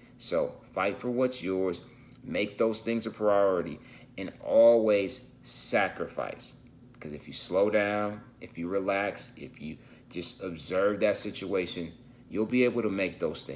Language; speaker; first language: English; native; English